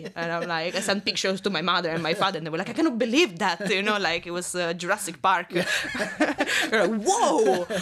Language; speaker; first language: English; non-native, fluent; Italian